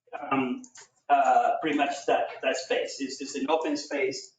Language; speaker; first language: English; non-native, fluent; Spanish